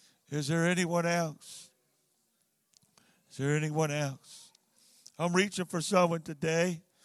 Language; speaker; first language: English; native; English